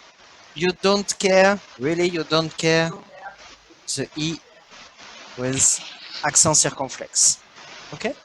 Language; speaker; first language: English; non-native, learner; French